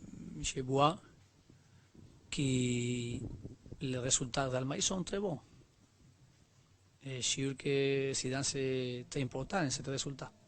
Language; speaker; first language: French; non-native, learner; Spanish